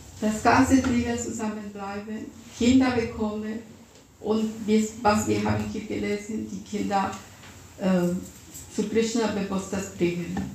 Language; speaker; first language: German; non-native, fluent; Russian